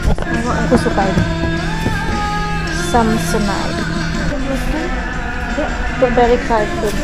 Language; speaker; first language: Indonesian; non-native, learner; Filipino